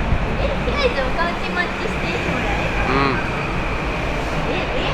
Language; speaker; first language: English; non-native, learner; Japanese